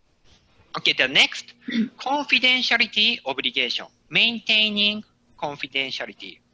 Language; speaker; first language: English; non-native, fluent; Japanese